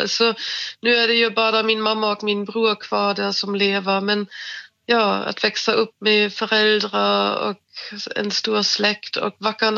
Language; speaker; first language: Swedish; non-native, fluent; German